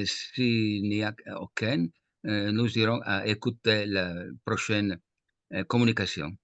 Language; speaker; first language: French; non-native, fluent; Italian